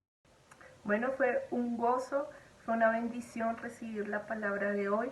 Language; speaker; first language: Spanish; native; Spanish